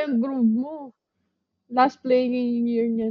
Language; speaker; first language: Filipino; native; Filipino